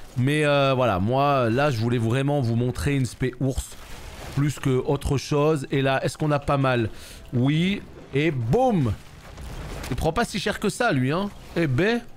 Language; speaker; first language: French; native; French